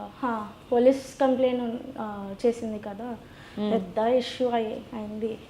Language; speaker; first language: Telugu; non-native, learner; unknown